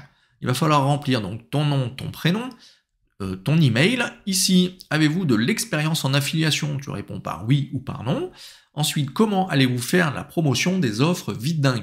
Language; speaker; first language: French; native; French